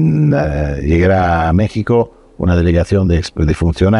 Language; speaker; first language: Spanish; non-native, fluent; Italian